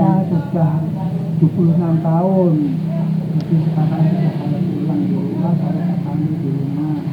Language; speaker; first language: Indonesian; non-native, local second language; Javanese